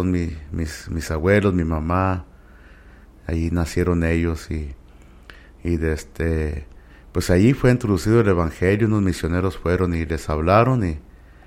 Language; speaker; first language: Spanish; early bilingual, heritage; Spanish